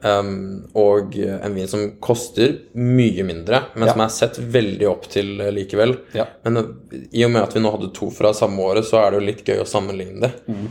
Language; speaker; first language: Norwegian; native; Norwegian